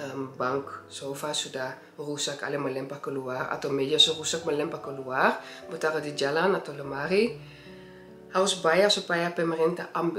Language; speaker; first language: Indonesian; early bilingual, heritage; Indonesian